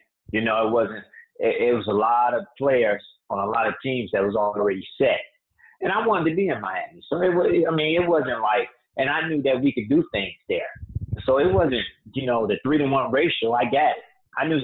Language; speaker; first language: English; native; English